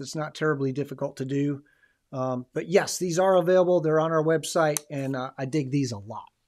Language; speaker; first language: English; native; English